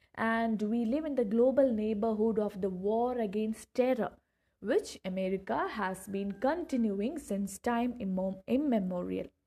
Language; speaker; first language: English; non-native, local second language; Malayalam